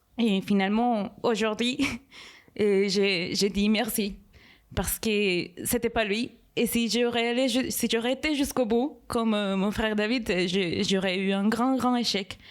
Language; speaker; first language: French; non-native, fluent; Spanish